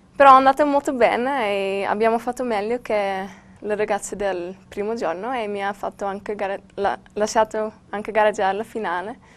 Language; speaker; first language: Italian; non-native, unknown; Dutch